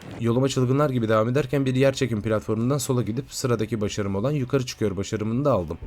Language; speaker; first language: Turkish; native; Turkish